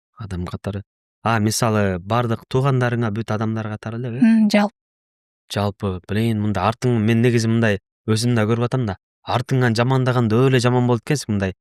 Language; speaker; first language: Kyrgyz; non-native, local second language; Russian